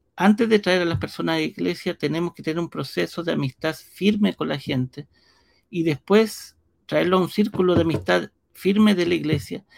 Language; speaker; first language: Spanish; early bilingual, heritage; Spanish